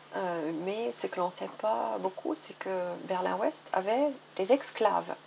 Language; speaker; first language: French; non-native, fluent; German